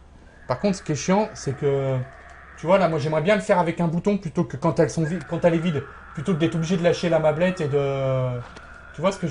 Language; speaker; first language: French; native; French